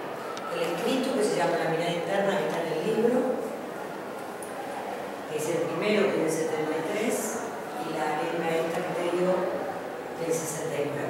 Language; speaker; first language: Spanish; native; Spanish